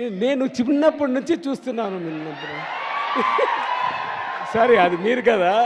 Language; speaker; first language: Telugu; non-native, learner; Tamil